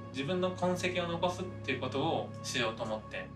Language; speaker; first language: Japanese; native; Japanese